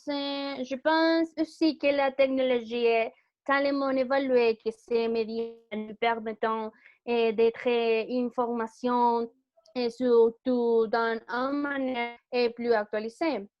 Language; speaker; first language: French; non-native, learner; Spanish